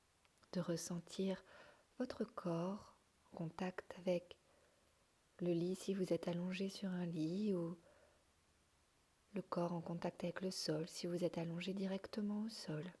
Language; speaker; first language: French; native; French